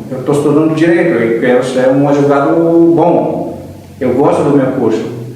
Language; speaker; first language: Portuguese; early bilingual, heritage; Arabic